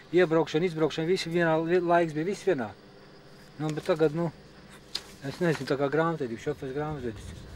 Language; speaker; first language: Latvian; native; Latvian